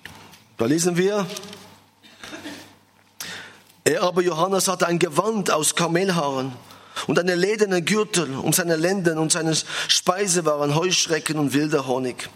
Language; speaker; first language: German; non-native, fluent; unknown